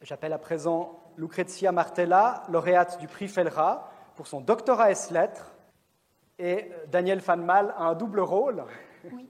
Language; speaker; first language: French; native; French